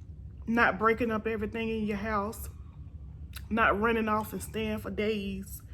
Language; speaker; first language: English; native; English